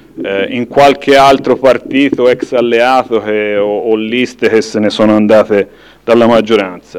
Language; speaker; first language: Italian; native; Italian